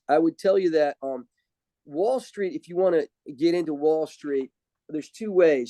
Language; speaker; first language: English; native; English